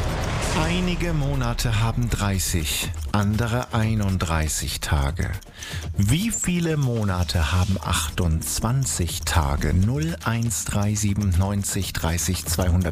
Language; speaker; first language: German; native; German